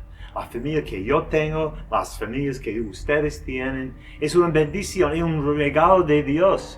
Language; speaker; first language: Spanish; non-native, fluent; English